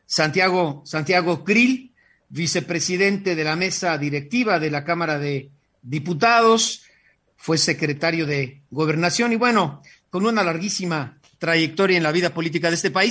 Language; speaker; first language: Spanish; native; Spanish